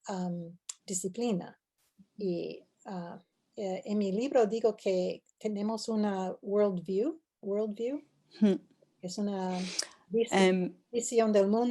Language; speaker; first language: Spanish; non-native, fluent; English